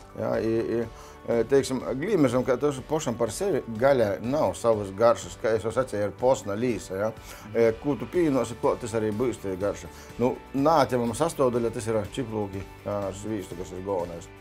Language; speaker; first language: Latvian; native; Latvian